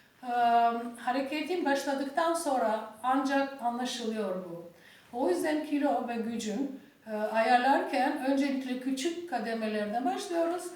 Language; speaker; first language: Turkish; non-native, fluent; Albanian